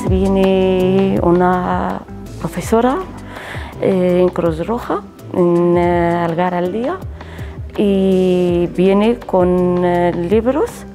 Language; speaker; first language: Spanish; non-native, learner; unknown